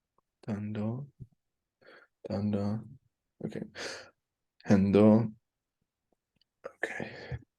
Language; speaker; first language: Chinese; non-native, learner; English